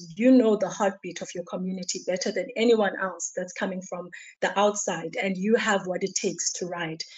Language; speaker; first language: English; non-native, local second language; Xhosa